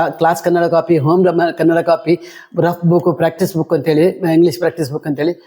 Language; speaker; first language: Kannada; non-native, local second language; Konkani